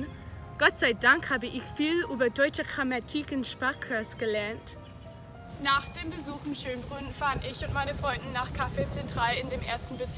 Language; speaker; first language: German; non-native, fluent; English